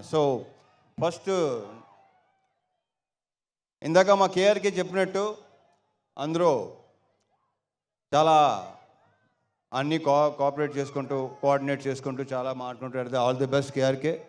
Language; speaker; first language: Telugu; native; Telugu